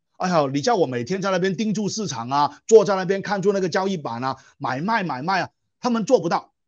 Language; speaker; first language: Chinese; non-native, local second language; Cantonese